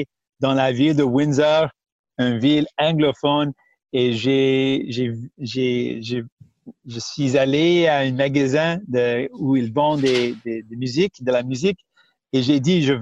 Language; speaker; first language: French; non-native, local second language; Punjabi